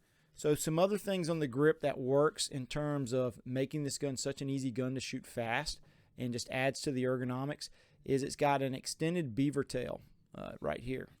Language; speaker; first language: English; native; English